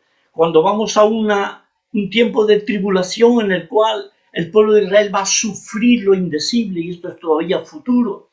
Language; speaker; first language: Spanish; native; Spanish